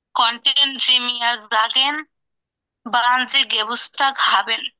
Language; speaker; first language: German; non-native, learner; Bangla